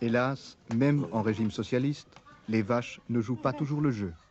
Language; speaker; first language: French; native; French